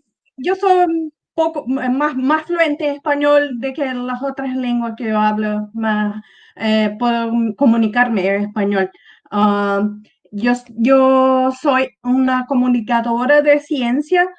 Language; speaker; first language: Spanish; non-native, learner; Portuguese